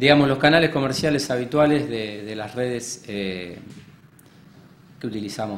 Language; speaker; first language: Spanish; native; Spanish